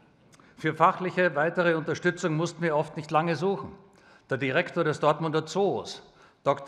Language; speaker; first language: German; native; German